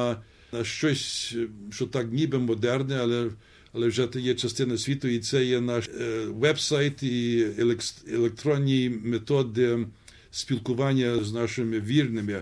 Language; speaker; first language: Ukrainian; early bilingual, heritage; Ukrainian